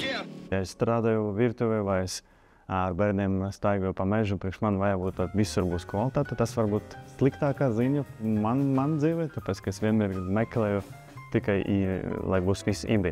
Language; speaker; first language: Latvian; non-native, local second language; Russian